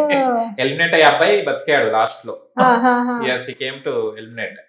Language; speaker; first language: Telugu; native; Telugu